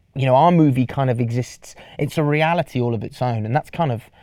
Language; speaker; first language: English; native; English